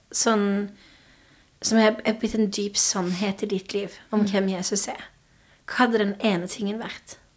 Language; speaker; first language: Norwegian; native; Norwegian